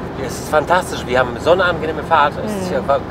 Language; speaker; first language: German; non-native, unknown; Polish